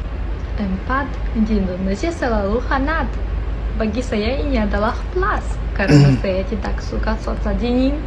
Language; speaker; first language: Indonesian; non-native, fluent; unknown